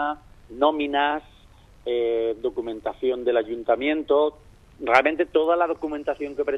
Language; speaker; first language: Spanish; native; Spanish